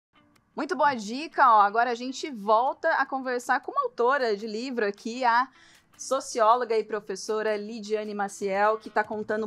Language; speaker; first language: Portuguese; native; Portuguese